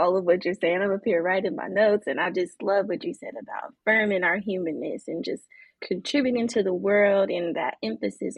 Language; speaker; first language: English; native; English